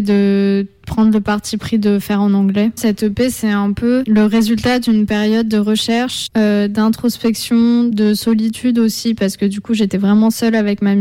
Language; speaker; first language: French; native; French